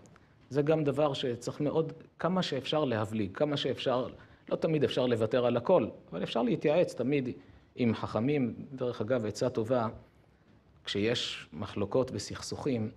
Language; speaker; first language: Hebrew; native; Hebrew